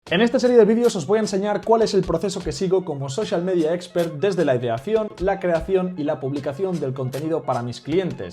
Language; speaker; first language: Spanish; native; Spanish